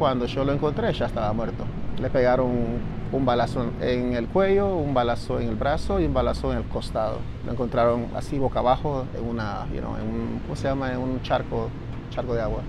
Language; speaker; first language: Spanish; native; Spanish